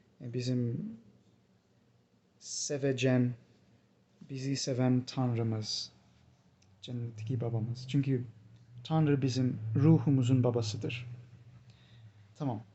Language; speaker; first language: Turkish; non-native, fluent; English